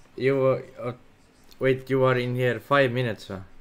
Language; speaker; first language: English; non-native, learner; Estonian